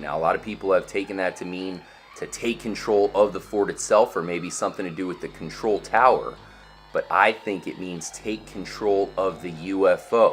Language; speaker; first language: English; native; English